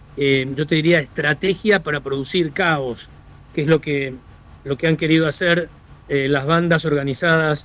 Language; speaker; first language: Spanish; native; Spanish